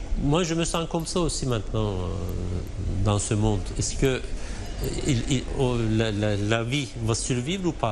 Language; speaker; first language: French; non-native, fluent; Turkish